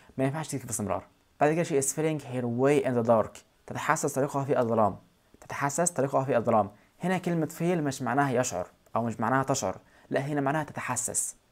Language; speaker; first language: Arabic; native; Arabic